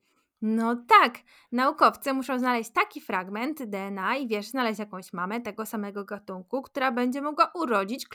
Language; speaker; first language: Polish; native; Polish